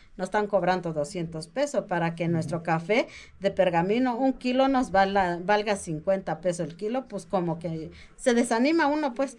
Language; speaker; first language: Spanish; non-native, local second language; Mixtepec Mixtec